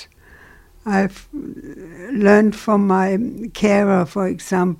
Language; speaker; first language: English; non-native, fluent; German